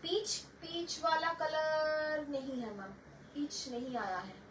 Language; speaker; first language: Hindi; non-native, local second language; Bangla